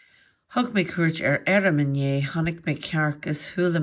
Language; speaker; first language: Irish; non-native, local second language; English